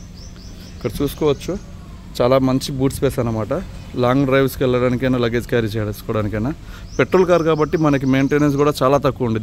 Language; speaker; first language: Telugu; native; Telugu